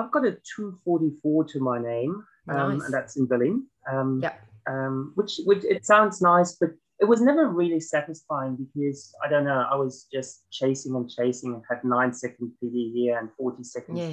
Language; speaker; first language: English; non-native, fluent; German